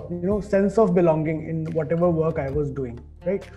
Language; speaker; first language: English; non-native, local second language; Hindi